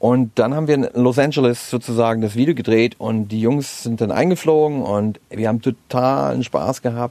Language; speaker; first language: German; native; German